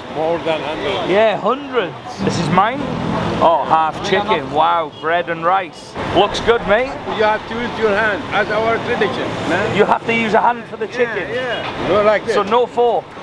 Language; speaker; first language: English; native; English